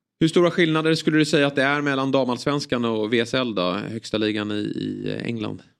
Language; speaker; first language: Swedish; native; Swedish